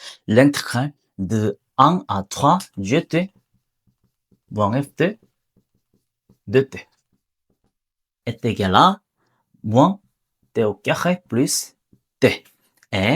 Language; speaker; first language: French; non-native, learner; Korean